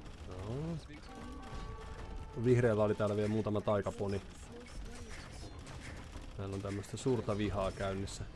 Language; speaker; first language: Finnish; native; Finnish